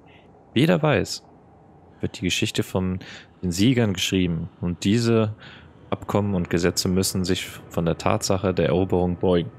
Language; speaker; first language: German; native; German